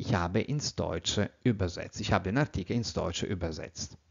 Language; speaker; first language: German; non-native, fluent; Italian